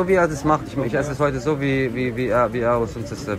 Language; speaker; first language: German; native; German